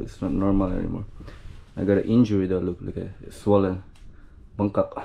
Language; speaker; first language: English; non-native, learner; Indonesian